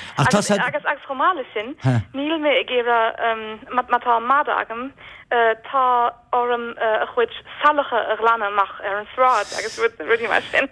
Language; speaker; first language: Irish; non-native, fluent; German